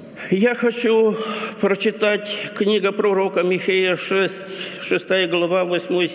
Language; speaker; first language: Russian; non-native, local second language; Romanian